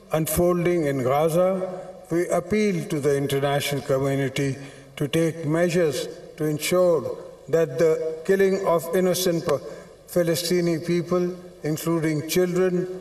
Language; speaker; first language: English; non-native, local second language; Sindhi